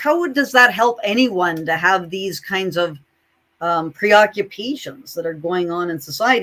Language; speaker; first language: English; native; English